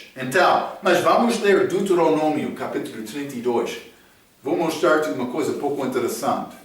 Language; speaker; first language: Portuguese; non-native, fluent; English